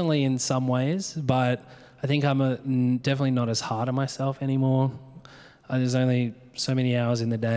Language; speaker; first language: English; native; English